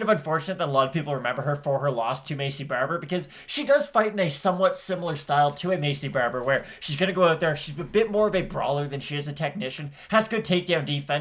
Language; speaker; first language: English; native; English